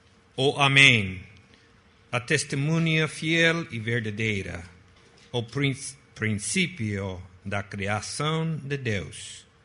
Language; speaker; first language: Portuguese; non-native, fluent; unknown